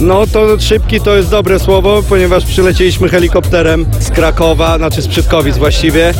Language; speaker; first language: Polish; native; Polish